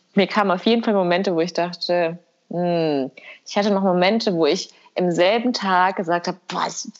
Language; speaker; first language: German; early bilingual, other home language; Albanian